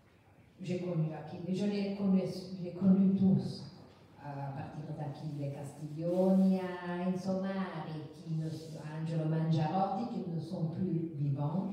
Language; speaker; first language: French; non-native, fluent; Italian